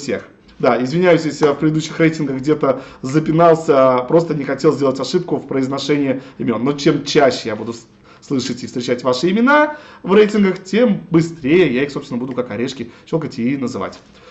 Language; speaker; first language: Russian; native; Russian